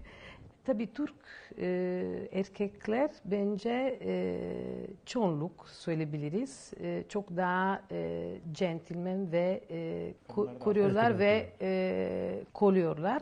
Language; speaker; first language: Turkish; non-native, fluent; Italian